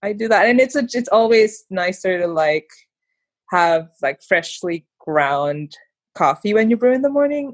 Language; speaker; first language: English; non-native, local second language; Filipino